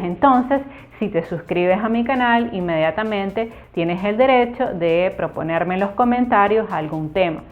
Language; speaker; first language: Spanish; native; Spanish